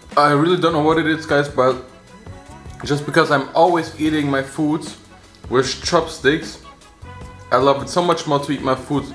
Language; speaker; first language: English; non-native, fluent; German